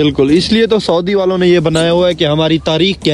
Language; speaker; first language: Hindi; non-native, local second language; Saraiki